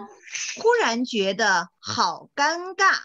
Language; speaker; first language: Chinese; native; Chinese